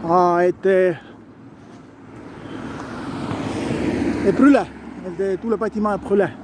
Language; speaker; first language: French; non-native, learner; Estonian